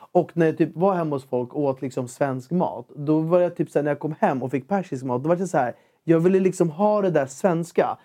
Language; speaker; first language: Swedish; native; Swedish